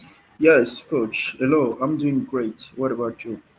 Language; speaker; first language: English; non-native, learner; French